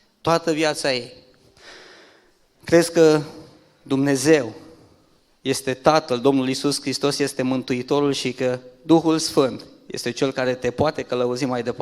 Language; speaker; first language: Romanian; native; Romanian